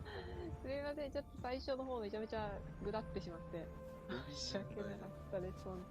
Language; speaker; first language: Japanese; native; Japanese